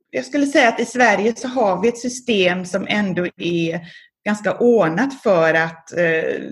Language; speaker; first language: Swedish; native; Swedish